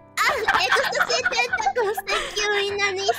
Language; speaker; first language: English; non-native, learner; Japanese